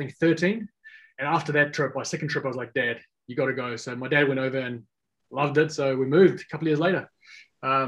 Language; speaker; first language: English; non-native, local second language; Afrikaans